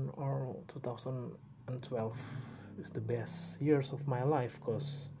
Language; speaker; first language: English; non-native, learner; Indonesian